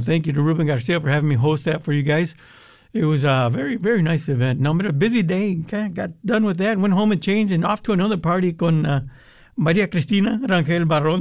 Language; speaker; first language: English; early bilingual, other home language; Spanish